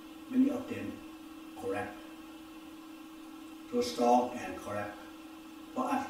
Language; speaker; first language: English; non-native, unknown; Thai